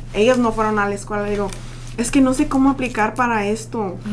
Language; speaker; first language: Spanish; early bilingual, heritage; Spanish